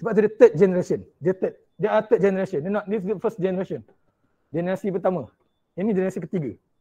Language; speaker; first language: English; non-native, local second language; Malay